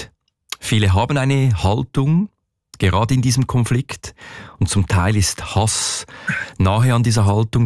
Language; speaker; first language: German; native; German